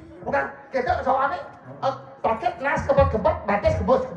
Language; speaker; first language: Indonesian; non-native, local second language; Balinese